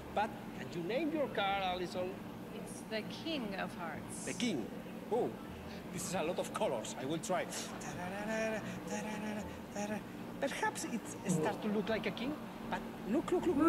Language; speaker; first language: English; non-native, fluent; Spanish